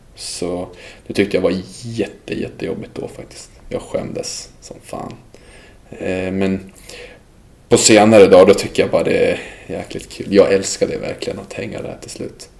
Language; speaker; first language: Swedish; early bilingual, other home language; Serbian